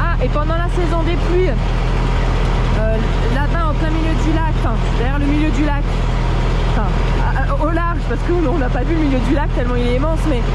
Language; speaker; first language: French; native; French